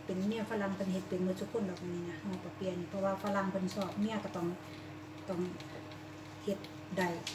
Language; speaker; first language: Thai; native; Thai